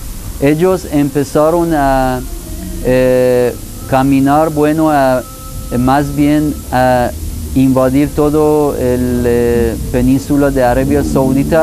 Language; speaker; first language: Spanish; non-native, fluent; Persian